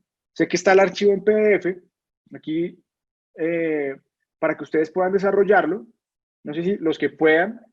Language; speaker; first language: Spanish; native; Spanish